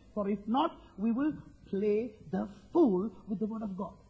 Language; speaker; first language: English; non-native, local second language; Sinhala